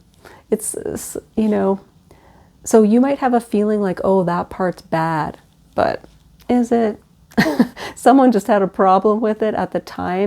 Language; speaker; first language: English; native; English